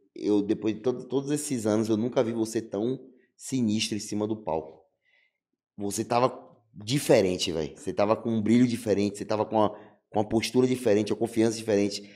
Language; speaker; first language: Portuguese; native; Portuguese